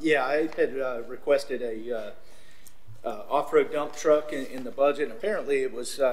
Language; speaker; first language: English; native; English